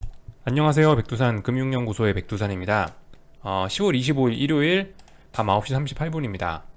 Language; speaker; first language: Korean; native; Korean